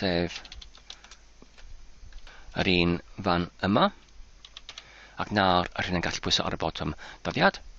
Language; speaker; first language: Welsh; non-native, learner; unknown